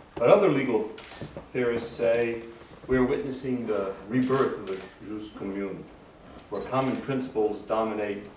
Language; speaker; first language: English; native; English